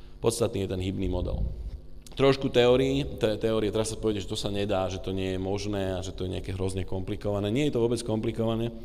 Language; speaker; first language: Slovak; native; Slovak